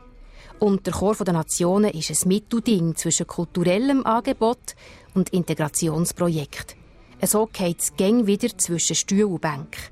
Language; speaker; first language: German; native; German